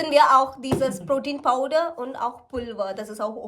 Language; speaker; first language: German; non-native, learner; Malayalam